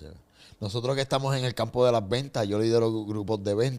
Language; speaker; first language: Spanish; native; Spanish